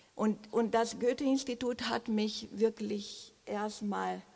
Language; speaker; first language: German; non-native, fluent; Portuguese